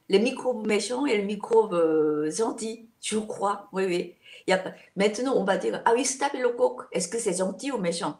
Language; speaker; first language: French; non-native, fluent; Korean